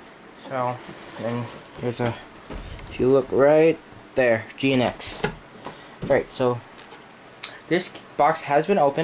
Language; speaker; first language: English; native; English